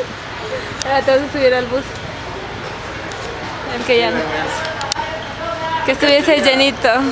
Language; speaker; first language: Spanish; native; Spanish